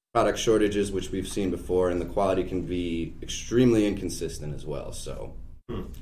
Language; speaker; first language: English; native; English